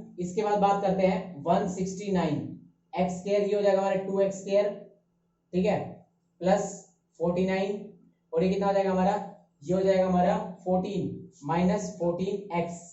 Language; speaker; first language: Hindi; native; Hindi